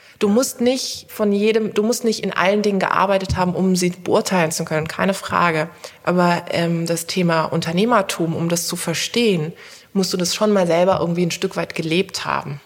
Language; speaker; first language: German; early bilingual, other home language; Turkish